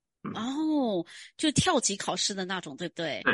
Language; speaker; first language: Chinese; native; Chinese